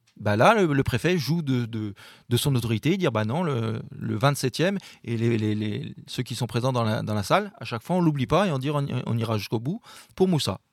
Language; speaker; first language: French; native; French